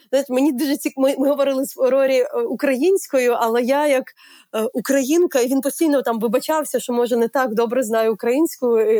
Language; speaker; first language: Ukrainian; native; Ukrainian